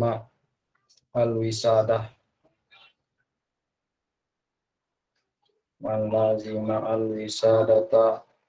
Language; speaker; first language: Arabic; non-native, fluent; Indonesian